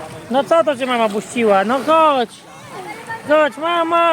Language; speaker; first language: Polish; native; Polish